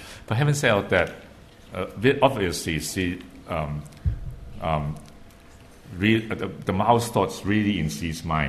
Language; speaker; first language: English; non-native, local second language; Cantonese